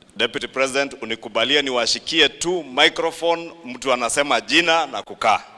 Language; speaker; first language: Swahili; non-native, local second language; Kikuyu